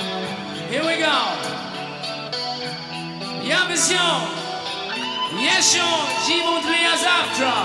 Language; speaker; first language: Russian; non-native, learner; German